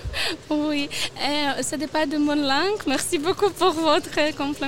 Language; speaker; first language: French; non-native, learner; Ukrainian